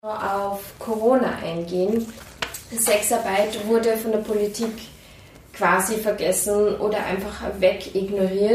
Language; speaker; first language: German; native; German